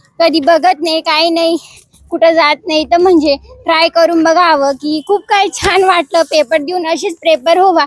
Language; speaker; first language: Marathi; non-native, local second language; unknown